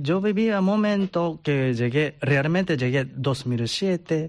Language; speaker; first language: Spanish; non-native, learner; Japanese